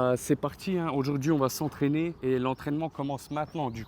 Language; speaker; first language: French; native; French